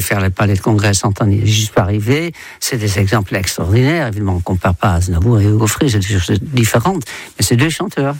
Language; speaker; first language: French; non-native, fluent; Dutch